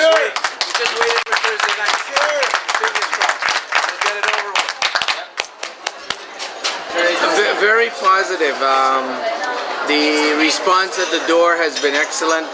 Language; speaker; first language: English; native; English